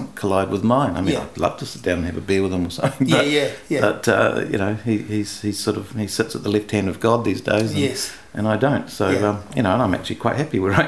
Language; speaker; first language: English; non-native, local second language; Greek